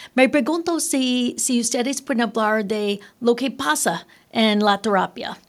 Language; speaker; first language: Spanish; early bilingual, heritage; Spanish